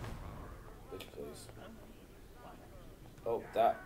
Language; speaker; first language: English; native; English